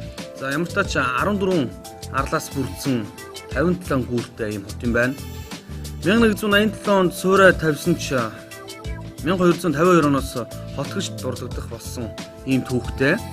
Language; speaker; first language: Mongolian; native; Mongolian